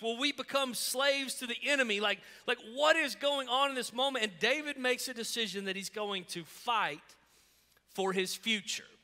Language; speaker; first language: English; native; English